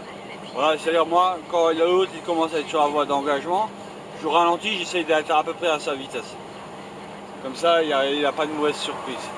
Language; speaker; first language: French; native; French